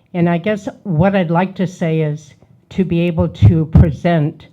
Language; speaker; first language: English; native; English